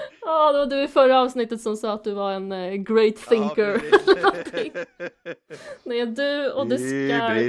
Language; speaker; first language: Swedish; native; Swedish